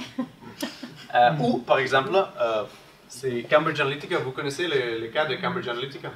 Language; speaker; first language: French; non-native, fluent; Spanish